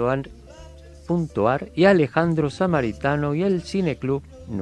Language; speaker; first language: Spanish; native; Spanish